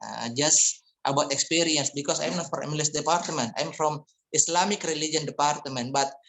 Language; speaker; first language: English; non-native, fluent; Indonesian